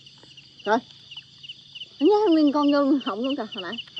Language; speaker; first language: Vietnamese; native; Vietnamese